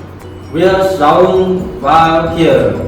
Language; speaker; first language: German; non-native, learner; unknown